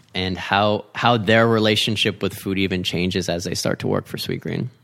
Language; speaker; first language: English; native; English